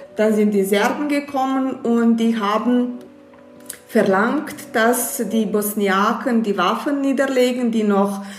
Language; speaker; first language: German; non-native, fluent; Bosnian